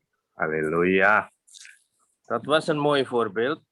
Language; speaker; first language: Dutch; non-native, fluent; Indonesian